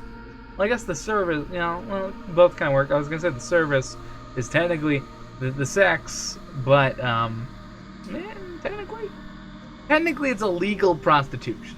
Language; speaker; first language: English; native; English